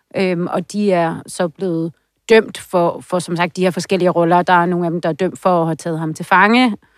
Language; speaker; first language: Danish; native; Danish